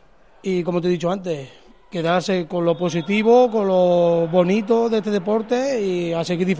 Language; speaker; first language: Spanish; native; Spanish